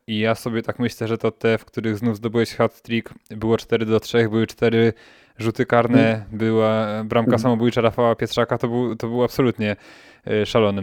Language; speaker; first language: Polish; native; Polish